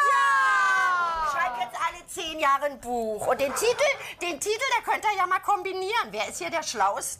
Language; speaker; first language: German; native; German